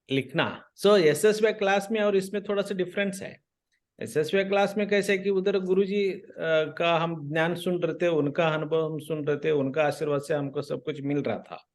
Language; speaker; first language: Hindi; non-native, local second language; Marathi